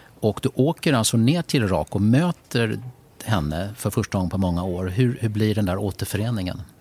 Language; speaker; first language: Swedish; native; Swedish